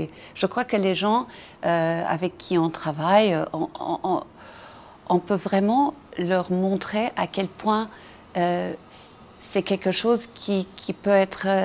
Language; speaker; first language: French; non-native, fluent; English